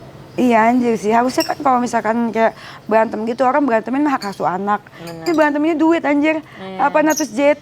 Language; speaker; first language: Indonesian; native; Indonesian